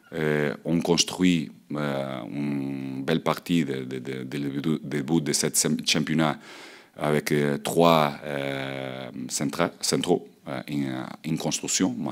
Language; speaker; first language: French; non-native, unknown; Portuguese